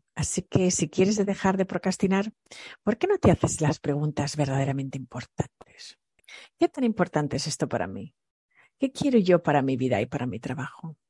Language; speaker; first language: Spanish; early bilingual, other home language; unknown